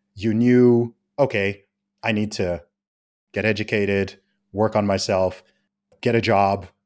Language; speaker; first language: English; native; English